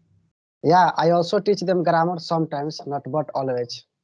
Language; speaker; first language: English; non-native, learner; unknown